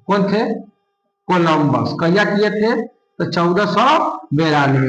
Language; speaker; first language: Hindi; non-native, local second language; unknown